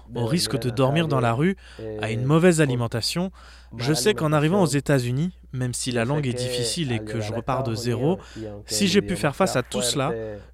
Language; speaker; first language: French; non-native, fluent; Spanish